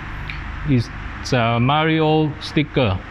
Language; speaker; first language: English; non-native, learner; Thai